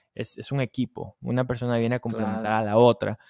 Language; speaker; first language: Spanish; native; Spanish